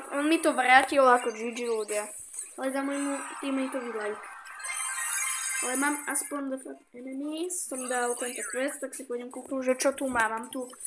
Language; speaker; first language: Slovak; non-native, local second language; Hungarian